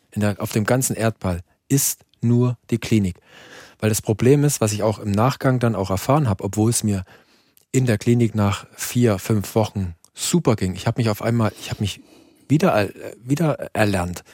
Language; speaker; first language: German; native; German